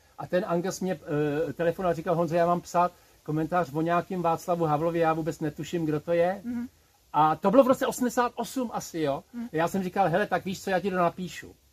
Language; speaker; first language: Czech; native; Czech